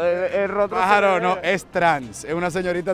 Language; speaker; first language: Spanish; native; Spanish